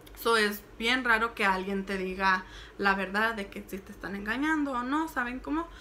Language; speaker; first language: Spanish; early bilingual, heritage; Spanish